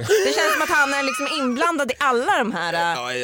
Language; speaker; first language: Swedish; native; Swedish